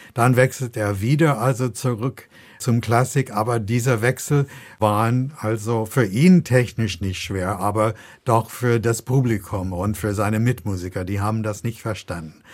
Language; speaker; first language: German; non-native, fluent; English